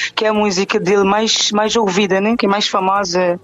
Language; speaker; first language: Portuguese; non-native, local second language; Kabuverdianu